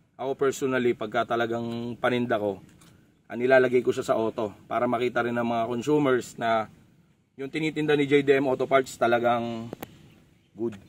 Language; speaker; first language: Filipino; native; Filipino